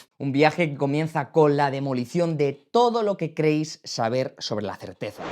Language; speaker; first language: Spanish; native; Spanish